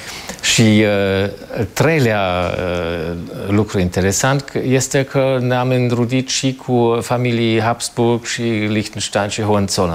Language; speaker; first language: Romanian; non-native, fluent; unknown